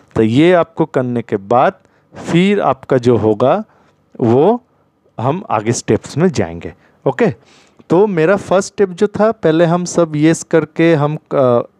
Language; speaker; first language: Hindi; non-native, local second language; Bangla